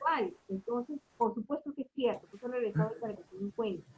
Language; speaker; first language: Spanish; native; Spanish